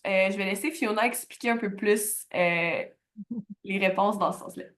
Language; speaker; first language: French; native; French